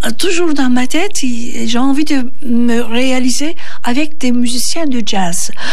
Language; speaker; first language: French; non-native, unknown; Turkish